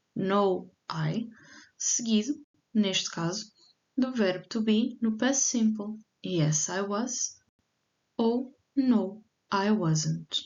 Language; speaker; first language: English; non-native, fluent; Portuguese